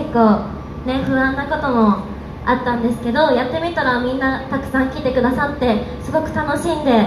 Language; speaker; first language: Japanese; native; Japanese